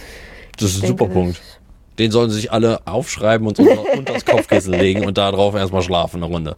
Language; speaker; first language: German; native; German